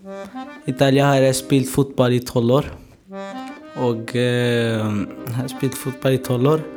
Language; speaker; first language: Norwegian; non-native, fluent; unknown